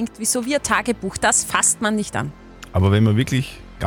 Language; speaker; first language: German; native; German